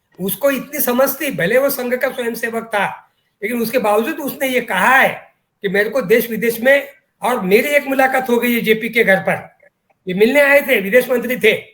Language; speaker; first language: Hindi; non-native, local second language; Marathi